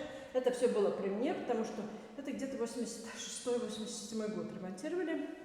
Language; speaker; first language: Russian; native; Russian